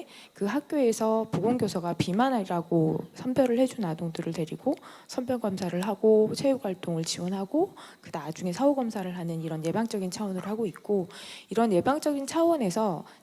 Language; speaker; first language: Korean; native; Korean